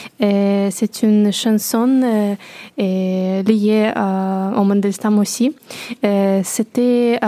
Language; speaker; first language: French; non-native, learner; Russian